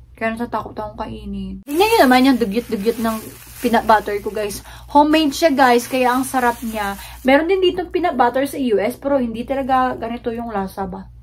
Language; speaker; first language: Filipino; non-native, local second language; Hiligaynon